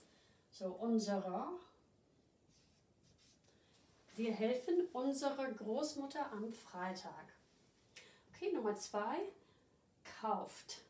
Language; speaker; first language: German; non-native, fluent; English